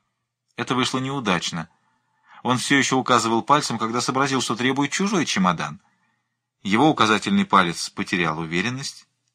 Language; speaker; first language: Russian; native; Russian